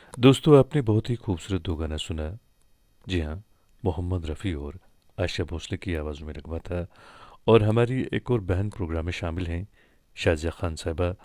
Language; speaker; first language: Urdu; non-native, local second language; Kashmiri